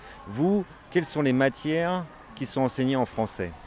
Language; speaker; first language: French; native; French